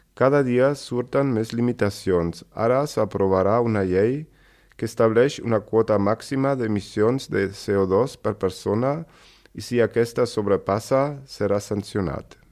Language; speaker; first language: Catalan; native; Catalan